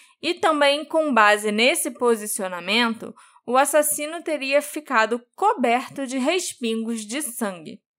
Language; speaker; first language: Portuguese; native; Portuguese